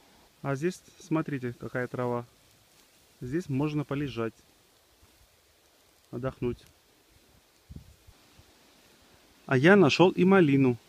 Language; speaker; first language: Russian; non-native, fluent; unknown